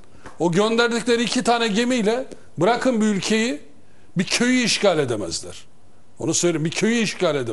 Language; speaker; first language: Turkish; native; Turkish